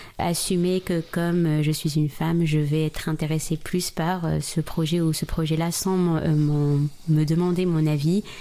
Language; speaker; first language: French; non-native, local second language; Arabic